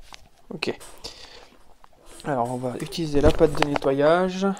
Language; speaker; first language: French; native; French